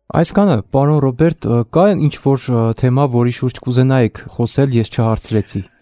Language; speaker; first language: Armenian; native; Armenian